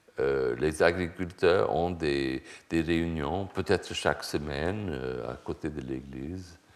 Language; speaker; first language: French; non-native, fluent; Swedish